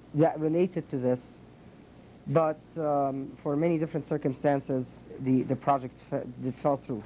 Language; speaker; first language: English; non-native, fluent; Arabic